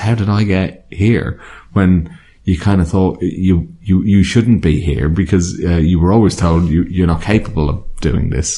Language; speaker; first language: English; native; English